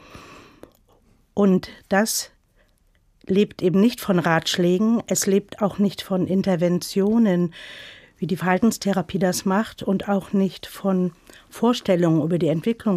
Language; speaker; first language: German; native; German